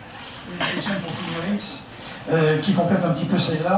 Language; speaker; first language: French; native; French